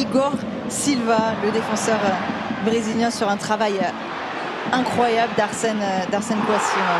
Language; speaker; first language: French; native; French